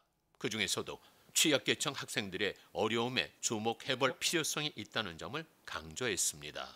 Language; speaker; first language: Korean; native; Korean